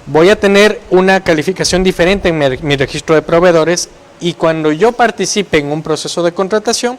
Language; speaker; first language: Spanish; native; Spanish